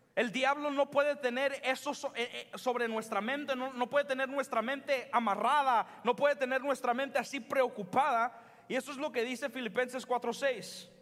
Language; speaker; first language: Spanish; early bilingual, heritage; Spanish